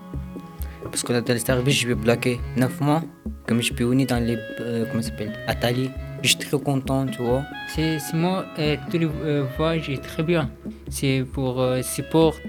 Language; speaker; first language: French; non-native, learner; Pashto